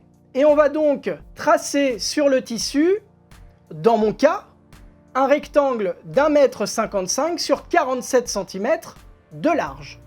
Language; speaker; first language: French; native; French